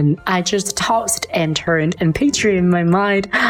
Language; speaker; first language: English; non-native, fluent; Vietnamese